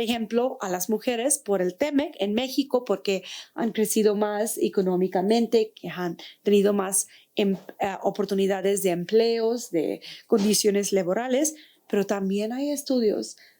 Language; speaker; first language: Spanish; non-native, fluent; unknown